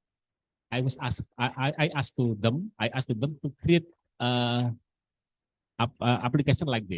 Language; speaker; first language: English; non-native, learner; Indonesian